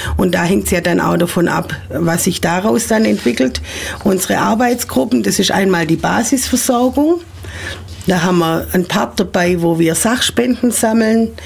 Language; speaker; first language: German; native; German